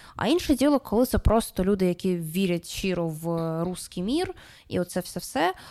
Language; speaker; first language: Ukrainian; non-native, local second language; Russian